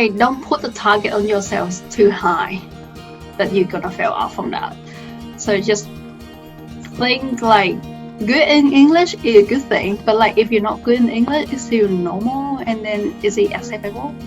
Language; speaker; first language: English; non-native, fluent; Vietnamese